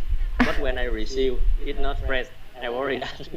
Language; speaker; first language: English; non-native, learner; Vietnamese